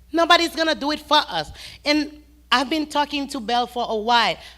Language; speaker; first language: English; non-native, fluent; Haitian Creole